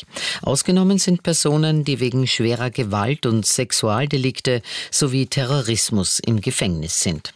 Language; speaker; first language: German; native; German